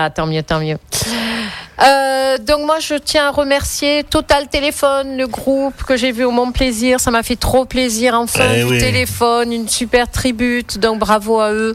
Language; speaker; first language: French; native; French